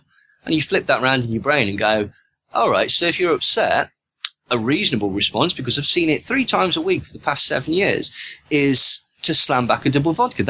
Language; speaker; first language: English; native; English